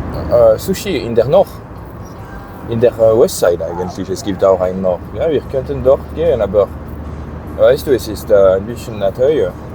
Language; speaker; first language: German; non-native, learner; Persian